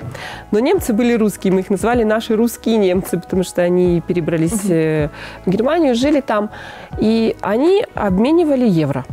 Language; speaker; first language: Russian; native; Russian